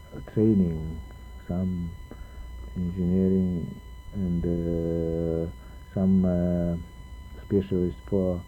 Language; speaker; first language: English; non-native, learner; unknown